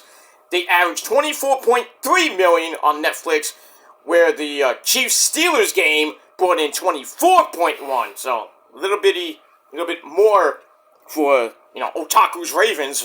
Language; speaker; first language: English; native; English